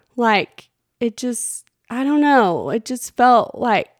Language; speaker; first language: English; native; English